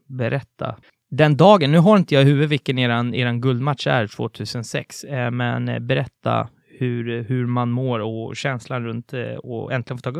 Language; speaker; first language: Swedish; native; Swedish